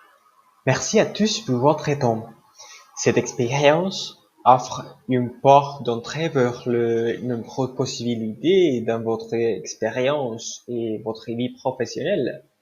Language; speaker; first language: French; non-native, learner; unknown